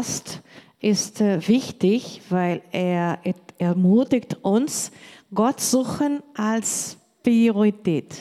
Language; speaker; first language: German; non-native, learner; Portuguese